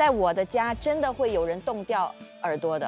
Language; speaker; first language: Chinese; native; Chinese